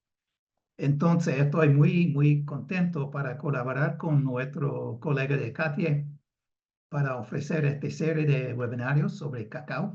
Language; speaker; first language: Spanish; non-native, fluent; English